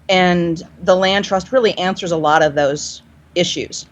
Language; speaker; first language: English; native; English